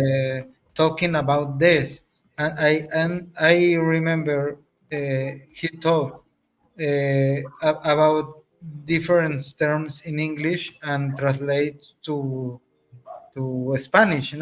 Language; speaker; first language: English; non-native, learner; Spanish